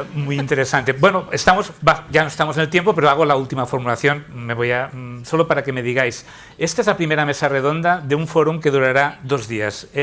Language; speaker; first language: Spanish; non-native, local second language; Catalan